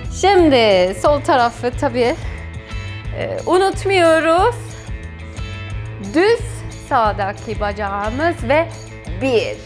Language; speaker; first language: Turkish; non-native, fluent; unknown